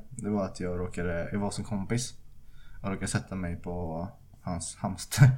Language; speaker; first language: Swedish; early bilingual, other home language; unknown